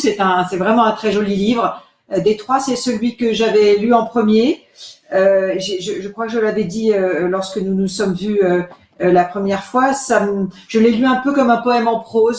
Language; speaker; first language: French; native; French